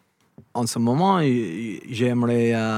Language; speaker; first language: French; non-native, fluent; English